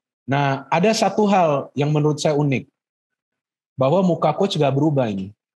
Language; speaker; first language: Indonesian; native; Indonesian